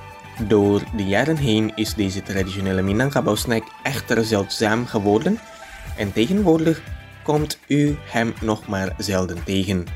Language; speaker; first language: Dutch; non-native, fluent; Indonesian